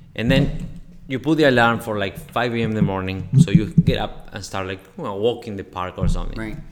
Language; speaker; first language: English; non-native, fluent; Spanish